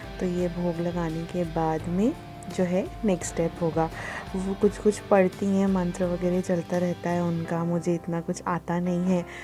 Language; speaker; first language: Hindi; non-native, local second language; Telugu